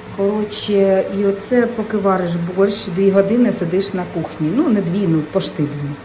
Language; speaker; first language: Ukrainian; native; Ukrainian